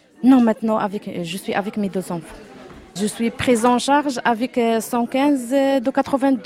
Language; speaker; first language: French; non-native, learner; Arabic